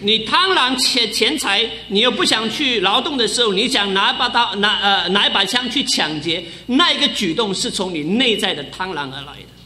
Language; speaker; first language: Chinese; native; Chinese